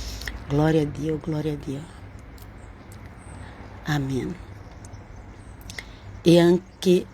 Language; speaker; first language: Italian; non-native, learner; Portuguese